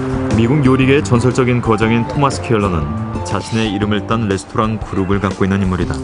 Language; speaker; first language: Korean; native; Korean